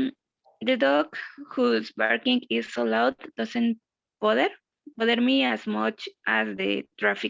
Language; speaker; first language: English; non-native, learner; Spanish